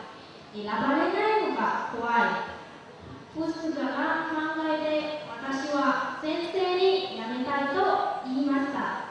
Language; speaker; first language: Japanese; non-native, learner; Lao